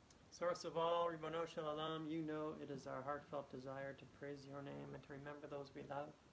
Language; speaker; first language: English; native; English